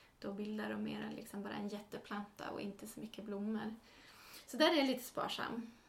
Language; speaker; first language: Swedish; native; Swedish